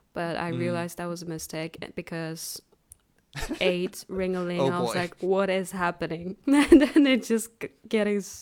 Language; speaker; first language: English; non-native, fluent; Chinese